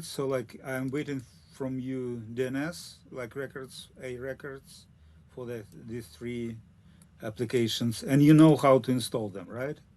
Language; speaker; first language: English; non-native, learner; Russian